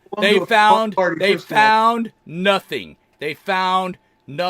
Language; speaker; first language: English; native; English